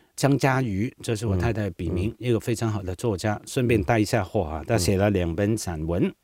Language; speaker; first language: Chinese; non-native, local second language; Cantonese